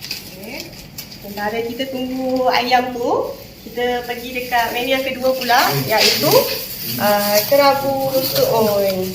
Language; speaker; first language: Malay; native; Malay